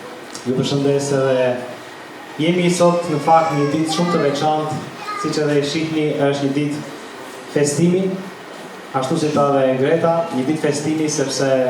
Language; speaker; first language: Albanian; native; Albanian